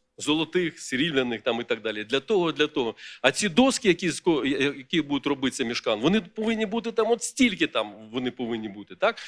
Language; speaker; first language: Ukrainian; non-native, local second language; Russian